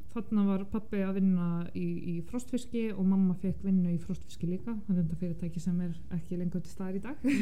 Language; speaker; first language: Icelandic; early bilingual, other home language; Polish